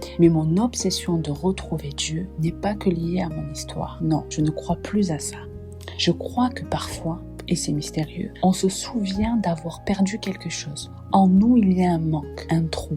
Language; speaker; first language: French; native; French